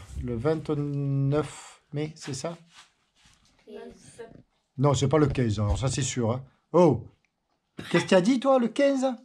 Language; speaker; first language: French; native; French